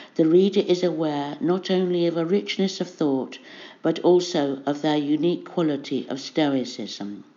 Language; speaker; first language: English; native; English